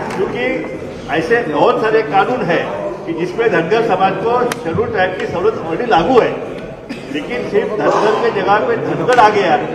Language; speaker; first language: Hindi; non-native, local second language; Marathi